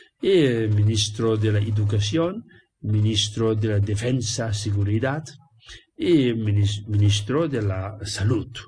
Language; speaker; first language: Spanish; non-native, learner; Tibetan